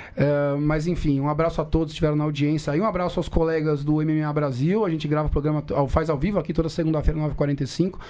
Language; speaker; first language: Portuguese; native; Portuguese